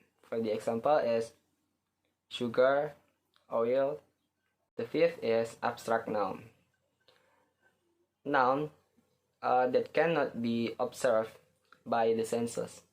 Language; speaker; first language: English; non-native, learner; Indonesian